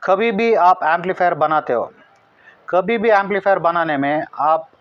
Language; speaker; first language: Hindi; non-native, local second language; Telugu